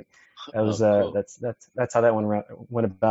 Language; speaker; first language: English; native; English